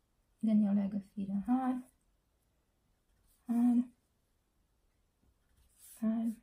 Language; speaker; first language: Swedish; non-native, learner; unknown